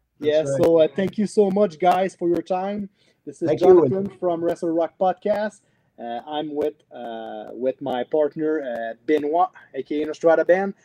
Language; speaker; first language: English; non-native, learner; French